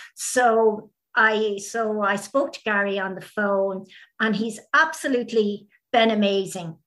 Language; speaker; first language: English; native; English